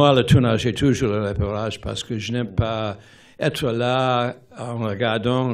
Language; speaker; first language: French; non-native, fluent; English